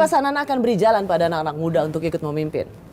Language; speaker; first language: Indonesian; native; Indonesian